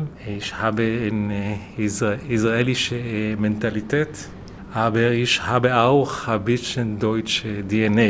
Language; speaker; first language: German; non-native, learner; Hebrew